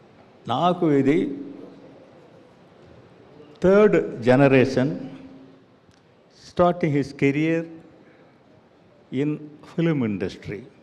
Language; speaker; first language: Telugu; non-native, learner; Tamil